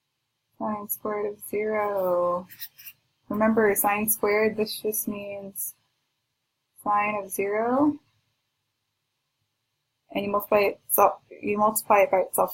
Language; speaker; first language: English; native; English